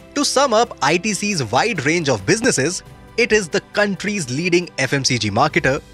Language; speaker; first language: English; non-native, local second language; Hindi